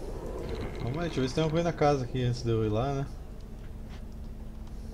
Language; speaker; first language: Portuguese; native; Portuguese